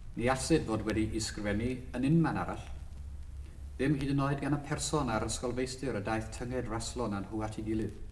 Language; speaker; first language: Welsh; non-native, local second language; English